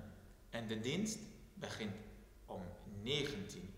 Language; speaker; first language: Dutch; non-native, fluent; Turoyo